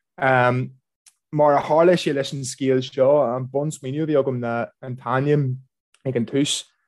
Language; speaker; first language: Irish; non-native, local second language; English